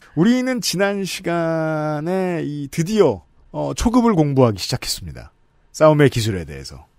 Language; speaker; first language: Korean; native; Korean